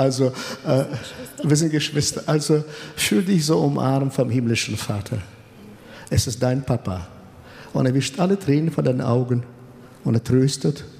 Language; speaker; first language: German; non-native, fluent; Russian